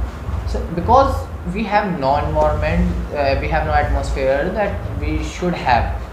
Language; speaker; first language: English; non-native, learner; Hindi